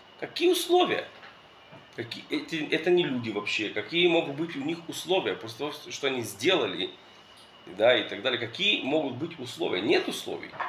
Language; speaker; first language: Russian; early bilingual, heritage; Russian